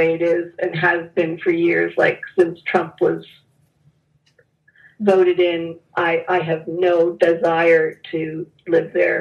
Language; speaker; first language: English; native; English